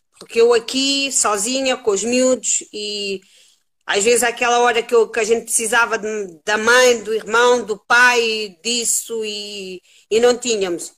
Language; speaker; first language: Portuguese; non-native, local second language; Kabuverdianu